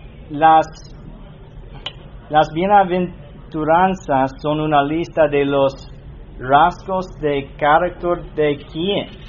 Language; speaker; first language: Spanish; non-native, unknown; English